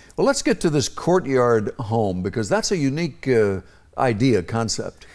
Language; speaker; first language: English; native; English